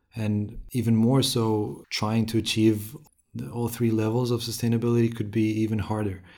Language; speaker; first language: English; non-native, fluent; Romanian